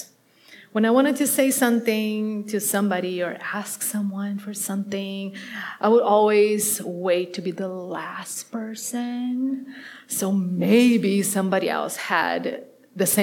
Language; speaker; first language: English; non-native, fluent; Portuguese